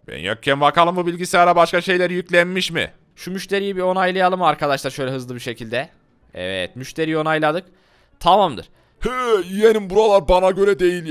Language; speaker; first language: Turkish; native; Turkish